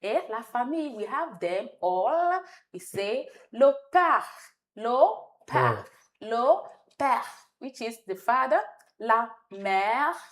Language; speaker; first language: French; non-native, fluent; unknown